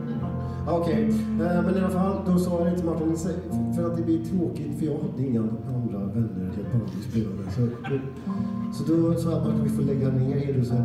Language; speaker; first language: Swedish; native; Swedish